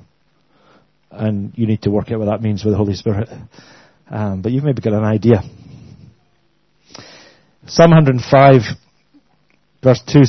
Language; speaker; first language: English; native; English